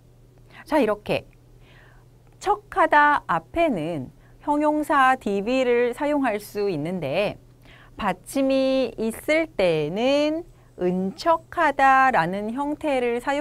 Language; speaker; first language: Korean; native; Korean